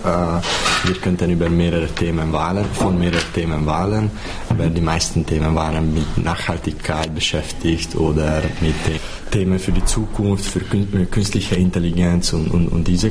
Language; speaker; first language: German; non-native, fluent; Hungarian